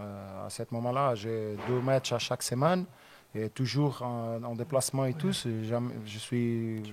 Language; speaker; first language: French; non-native, learner; Portuguese